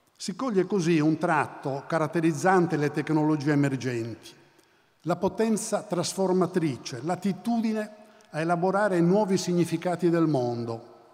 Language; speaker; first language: Italian; native; Italian